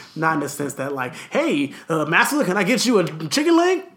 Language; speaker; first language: English; native; English